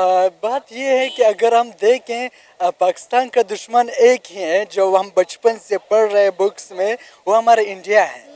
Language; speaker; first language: Hindi; non-native, local second language; Pashto